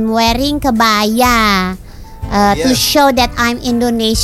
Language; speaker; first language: English; non-native, learner; Indonesian